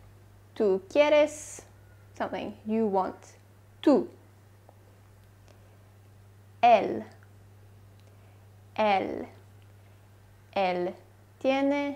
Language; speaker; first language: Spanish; non-native, learner; English